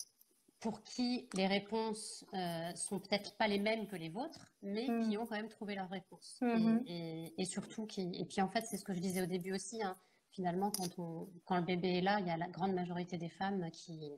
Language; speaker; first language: French; native; French